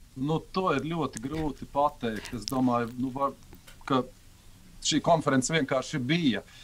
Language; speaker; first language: Latvian; native; Latvian